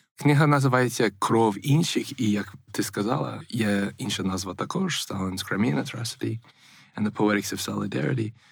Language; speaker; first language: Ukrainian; non-native, fluent; English